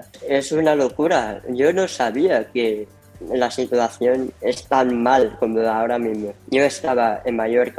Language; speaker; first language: Spanish; early bilingual, heritage; Spanish